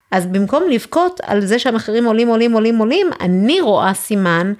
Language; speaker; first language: Hebrew; early bilingual, other home language; English